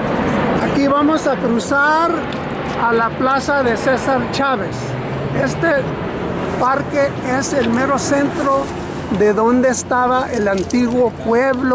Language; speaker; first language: Spanish; early bilingual, other home language; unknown